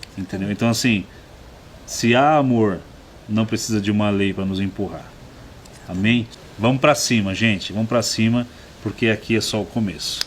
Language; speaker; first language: Portuguese; native; Portuguese